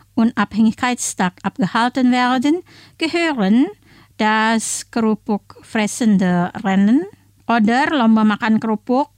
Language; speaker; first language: German; non-native, fluent; Indonesian